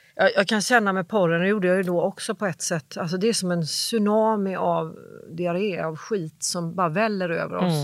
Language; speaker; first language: Swedish; native; Swedish